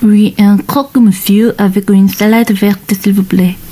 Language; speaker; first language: French; non-native, learner; Korean